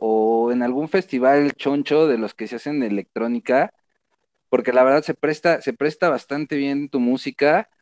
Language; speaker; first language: Spanish; native; Spanish